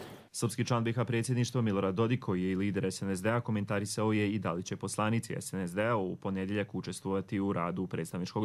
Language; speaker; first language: Croatian; native; Croatian